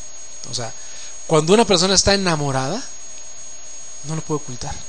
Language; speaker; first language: Spanish; native; Spanish